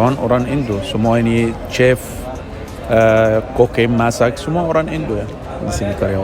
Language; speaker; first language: Indonesian; non-native, learner; Arabic